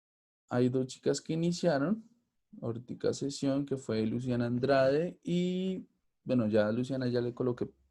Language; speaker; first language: Spanish; native; Spanish